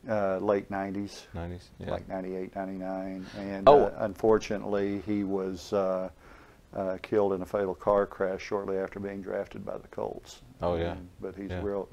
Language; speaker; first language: English; native; English